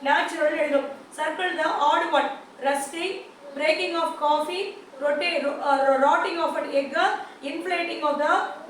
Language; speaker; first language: English; non-native, local second language; Tamil